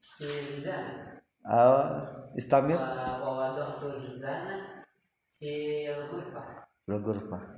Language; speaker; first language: Arabic; non-native, fluent; Indonesian